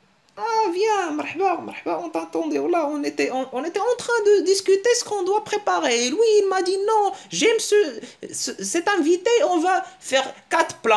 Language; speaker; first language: French; early bilingual, other home language; Arabic